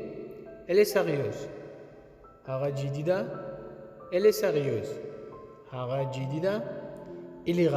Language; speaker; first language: French; non-native, learner; Pashto